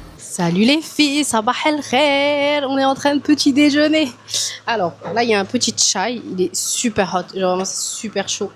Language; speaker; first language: French; native; French